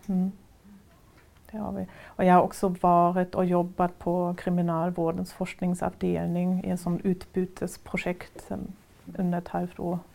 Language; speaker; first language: Swedish; non-native, fluent; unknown